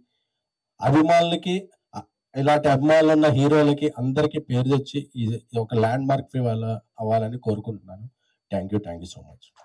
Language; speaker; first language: Telugu; native; Telugu